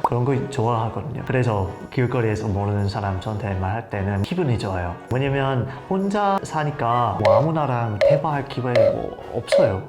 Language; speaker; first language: Korean; non-native, fluent; English